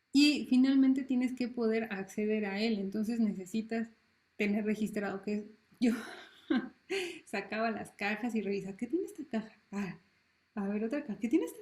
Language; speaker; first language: Spanish; native; Spanish